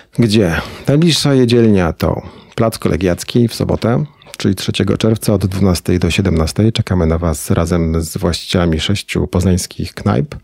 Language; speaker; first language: Polish; native; Polish